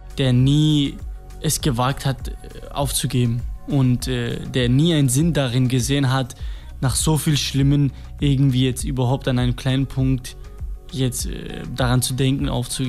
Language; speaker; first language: German; non-native, fluent; Kurdish